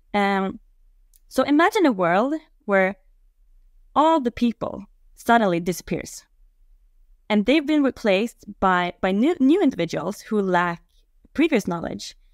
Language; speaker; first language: English; non-native, fluent; Swedish